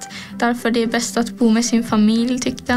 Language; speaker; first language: Swedish; early bilingual, other home language; Azerbaijani